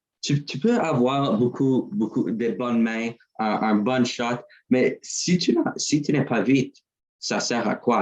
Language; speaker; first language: French; non-native, learner; English